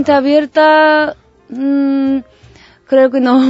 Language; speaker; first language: Spanish; non-native, learner; Japanese